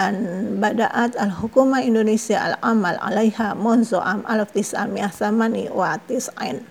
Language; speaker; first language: Arabic; non-native, fluent; Indonesian